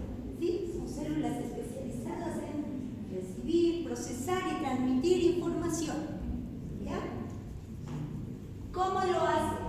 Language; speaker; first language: Spanish; native; Spanish